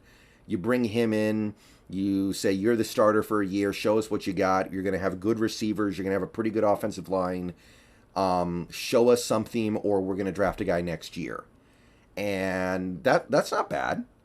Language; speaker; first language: English; native; English